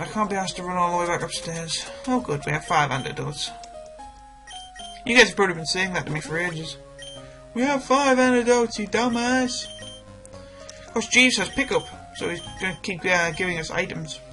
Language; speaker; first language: English; native; English